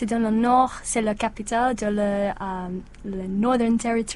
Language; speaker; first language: French; non-native, learner; English